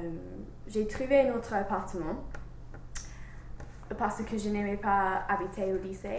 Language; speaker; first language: French; non-native, learner; English